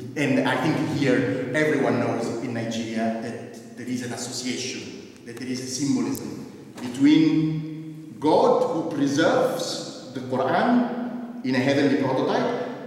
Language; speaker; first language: English; non-native, fluent; Italian